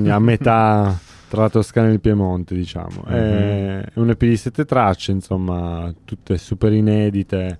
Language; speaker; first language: Italian; native; Italian